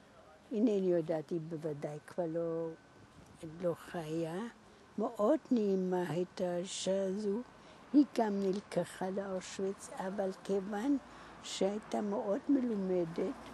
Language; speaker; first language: Hebrew; non-native, fluent; German